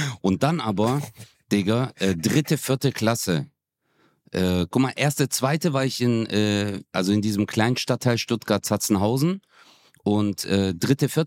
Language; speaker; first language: German; early bilingual, other home language; Turkish